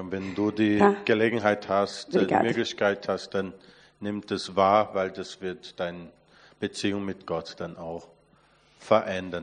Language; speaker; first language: German; non-native, fluent; Portuguese